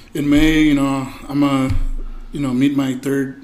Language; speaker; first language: English; early bilingual, other home language; Spanish